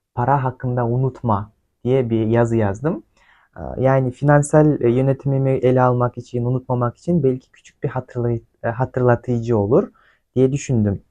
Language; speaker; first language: Turkish; non-native, fluent; Kyrgyz